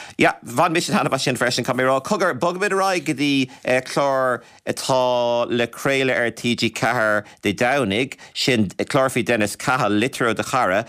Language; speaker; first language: Irish; native; Irish